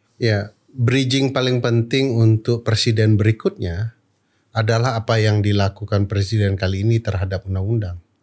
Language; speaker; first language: Indonesian; non-native, local second language; Minangkabau